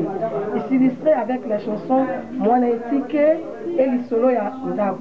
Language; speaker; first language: French; non-native, local second language; Lingala